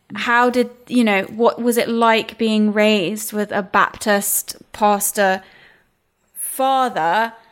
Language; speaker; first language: English; native; English